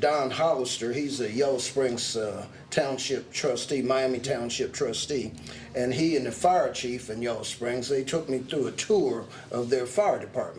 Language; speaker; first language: English; native; English